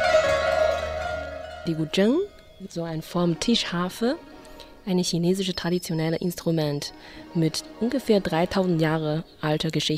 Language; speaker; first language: German; non-native, learner; Chinese